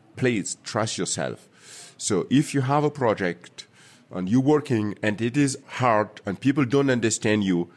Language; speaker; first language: English; non-native, fluent; Mossi